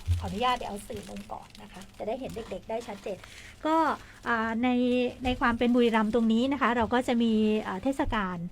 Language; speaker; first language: Thai; native; Thai